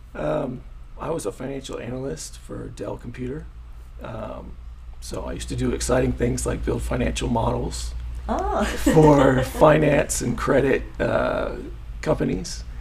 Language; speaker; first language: English; native; English